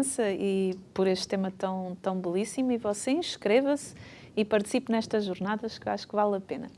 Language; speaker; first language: Portuguese; native; Portuguese